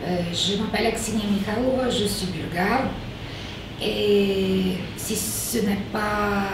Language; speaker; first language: French; non-native, fluent; Bulgarian